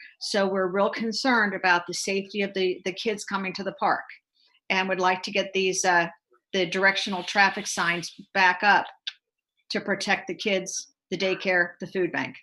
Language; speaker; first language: English; native; English